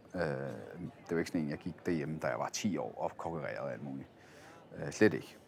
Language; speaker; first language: Danish; early bilingual, other home language; Italian